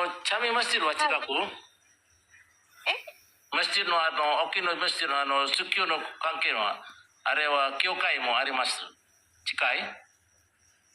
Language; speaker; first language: Japanese; non-native, learner; Indonesian